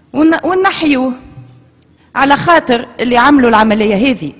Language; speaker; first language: Arabic; native; Arabic